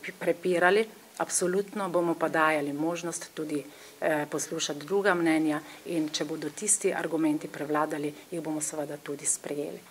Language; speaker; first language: Slovenian; native; Slovenian